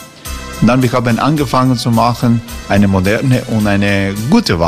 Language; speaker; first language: German; non-native, learner; Croatian